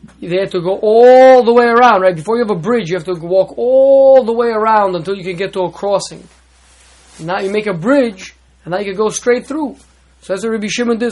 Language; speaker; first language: English; native; English